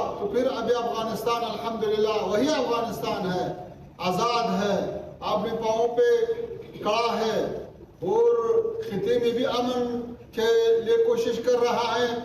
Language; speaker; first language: Hindi; non-native, fluent; Pashto